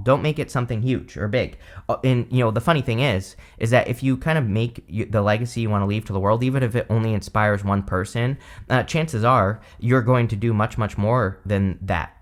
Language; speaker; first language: English; native; English